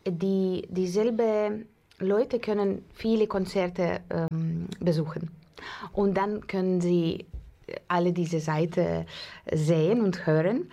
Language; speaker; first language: German; non-native, fluent; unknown